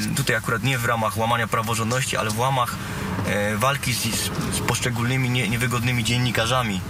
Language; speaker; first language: Polish; native; Polish